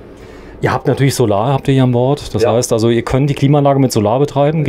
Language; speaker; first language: German; native; German